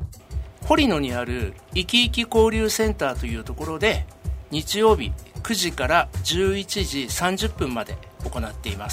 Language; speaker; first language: Japanese; native; Japanese